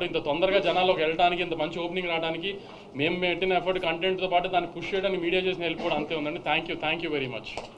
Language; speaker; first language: Telugu; native; Telugu